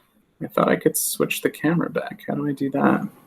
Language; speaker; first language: English; native; English